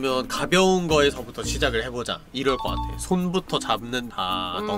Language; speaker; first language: Korean; native; Korean